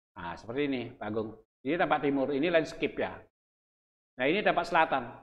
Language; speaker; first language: Indonesian; non-native, local second language; Balinese